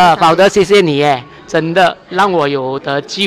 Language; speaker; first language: Chinese; native; Chinese